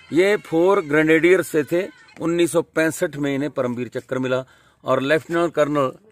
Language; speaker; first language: Hindi; non-native, local second language; Punjabi